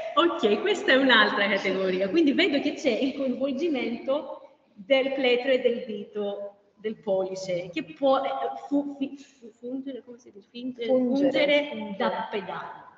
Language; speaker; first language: Italian; non-native, fluent; Greek